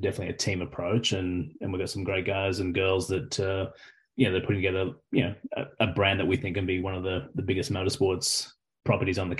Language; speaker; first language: English; native; English